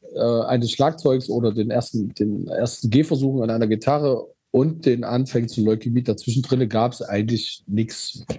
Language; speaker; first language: German; native; German